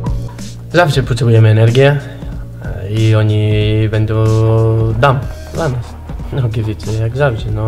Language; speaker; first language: Polish; non-native, learner; Spanish